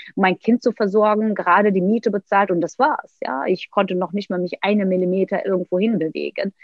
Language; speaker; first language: German; non-native, fluent; Turkish